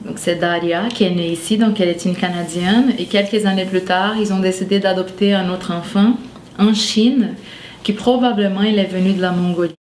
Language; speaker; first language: French; non-native, fluent; Portuguese